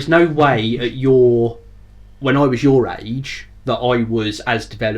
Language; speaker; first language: English; native; English